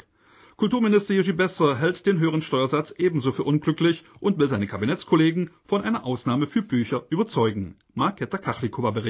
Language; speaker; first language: German; native; German